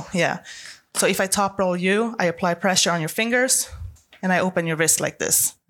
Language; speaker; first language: English; non-native, fluent; Swedish